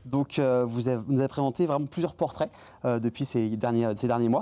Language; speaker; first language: French; native; French